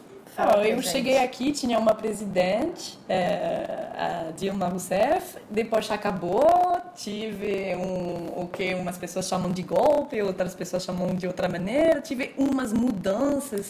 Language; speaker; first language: Portuguese; non-native, fluent; French